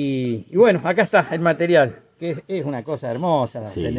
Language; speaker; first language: Spanish; native; Spanish